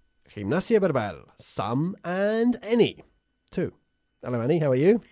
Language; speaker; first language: English; native; English